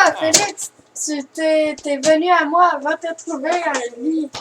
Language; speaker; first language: French; native; French